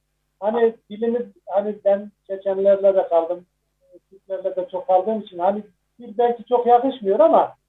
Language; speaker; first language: Turkish; native; Turkish